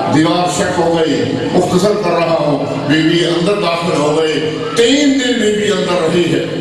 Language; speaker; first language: Urdu; non-native, local second language; Punjabi